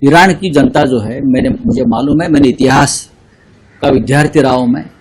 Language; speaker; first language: Hindi; non-native, local second language; Marathi